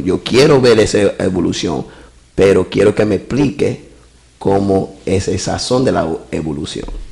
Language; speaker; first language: Spanish; early bilingual, heritage; Spanish